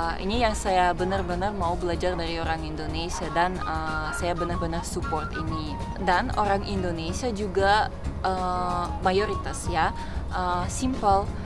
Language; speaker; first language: Indonesian; non-native, fluent; Russian